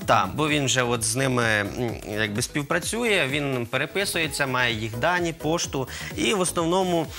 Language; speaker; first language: Ukrainian; native; Ukrainian